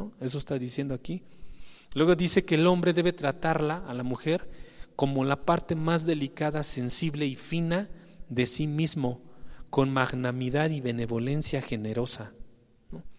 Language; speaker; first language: Spanish; native; Spanish